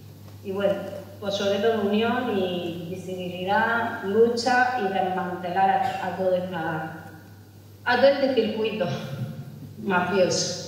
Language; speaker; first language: Spanish; native; Spanish